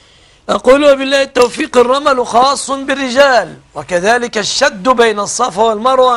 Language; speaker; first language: Arabic; native; Arabic